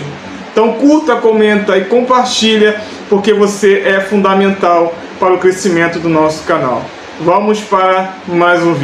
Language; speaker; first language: Portuguese; native; Portuguese